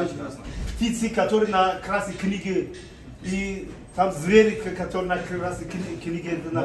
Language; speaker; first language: Russian; non-native, learner; Tajik